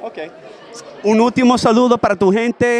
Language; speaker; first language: Spanish; non-native, fluent; English